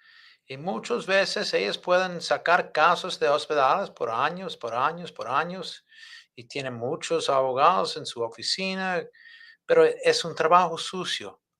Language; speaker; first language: Spanish; non-native, fluent; English